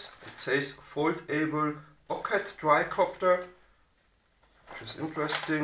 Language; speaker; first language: English; non-native, fluent; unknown